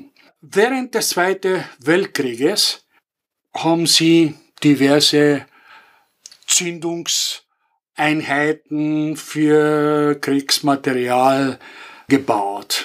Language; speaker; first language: German; non-native, fluent; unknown